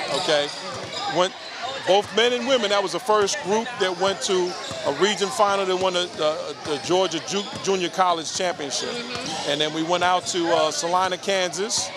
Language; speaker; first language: English; native; English